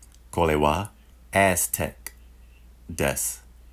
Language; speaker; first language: Japanese; non-native, learner; English